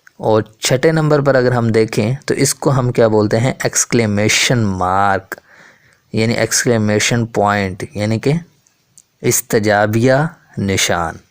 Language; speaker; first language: Urdu; native; Urdu